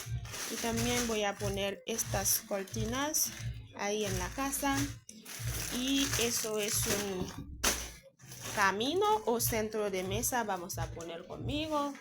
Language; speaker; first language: Spanish; non-native, fluent; Haitian Creole